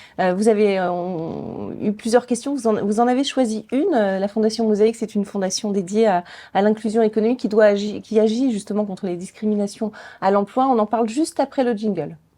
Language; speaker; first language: French; native; French